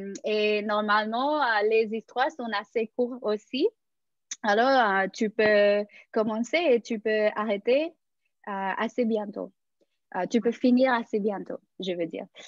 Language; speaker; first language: French; non-native, fluent; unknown